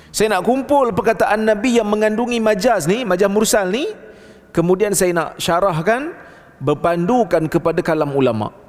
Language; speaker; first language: Malay; native; Malay